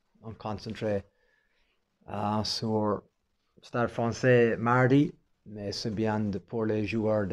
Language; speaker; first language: French; non-native, fluent; English